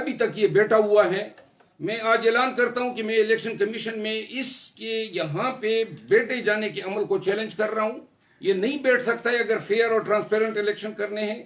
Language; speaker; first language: Urdu; non-native, local second language; Pashto